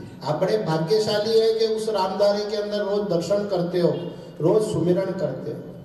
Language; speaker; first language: Hindi; native; Hindi